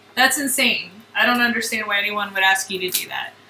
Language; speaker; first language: English; native; English